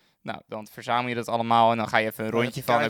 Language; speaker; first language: Dutch; native; Dutch